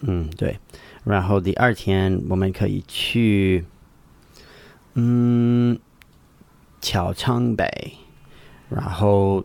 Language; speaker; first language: Chinese; non-native, learner; English